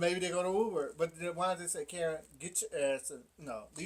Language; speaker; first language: English; native; English